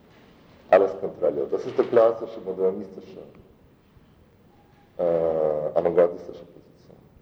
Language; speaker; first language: German; non-native, fluent; Russian